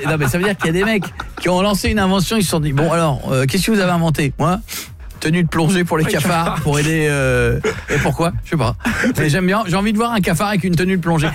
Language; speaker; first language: French; native; French